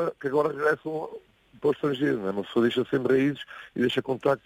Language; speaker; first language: Portuguese; native; Portuguese